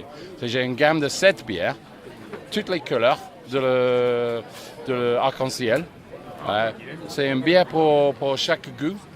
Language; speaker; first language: French; non-native, fluent; English